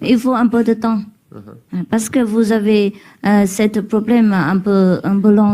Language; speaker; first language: French; non-native, fluent; Vietnamese